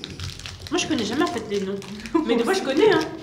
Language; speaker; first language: French; native; French